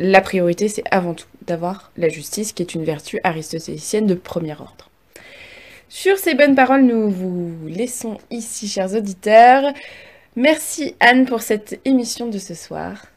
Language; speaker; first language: French; native; French